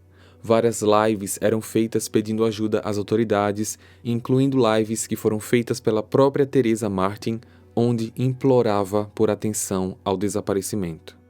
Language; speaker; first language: Portuguese; native; Portuguese